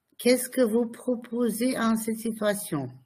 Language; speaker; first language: French; non-native, fluent; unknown